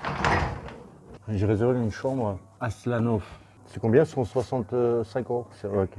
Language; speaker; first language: French; native; French